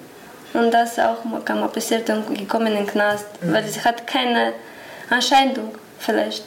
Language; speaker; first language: German; non-native, learner; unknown